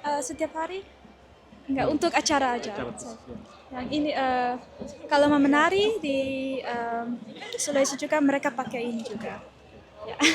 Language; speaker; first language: Indonesian; early bilingual, heritage; Indonesian